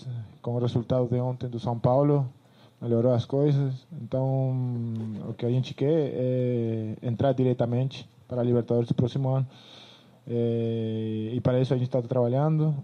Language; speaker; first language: Portuguese; non-native, fluent; Spanish